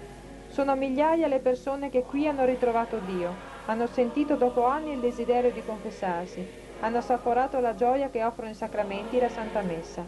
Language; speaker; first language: Italian; native; Italian